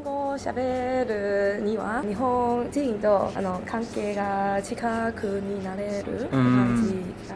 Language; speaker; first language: Japanese; non-native, learner; Chinese